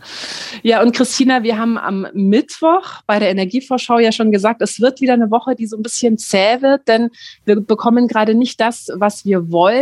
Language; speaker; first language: German; native; German